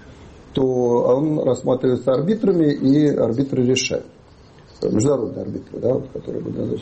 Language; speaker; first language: Russian; native; Russian